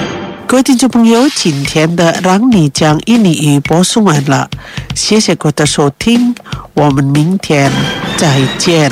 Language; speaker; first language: Chinese; non-native, fluent; Indonesian